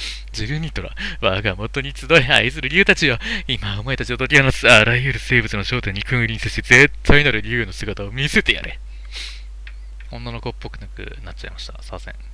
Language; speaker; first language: Japanese; native; Japanese